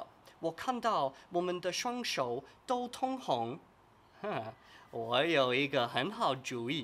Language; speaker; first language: Chinese; non-native, fluent; English